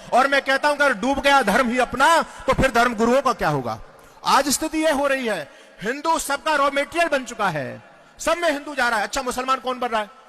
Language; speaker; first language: Hindi; native; Hindi